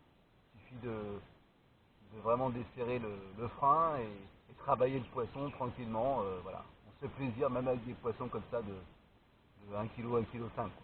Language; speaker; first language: French; native; French